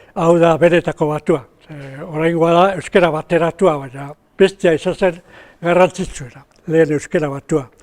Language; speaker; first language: Basque; native; Basque